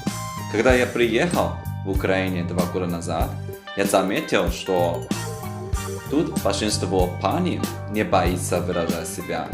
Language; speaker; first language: Russian; non-native, fluent; Chinese